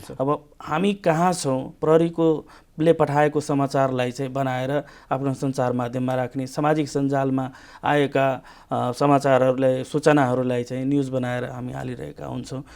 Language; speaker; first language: Nepali; non-native, local second language; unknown